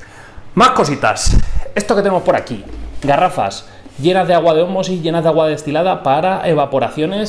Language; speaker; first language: Spanish; native; Spanish